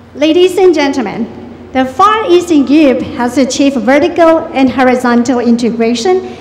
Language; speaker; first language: English; non-native, fluent; Chinese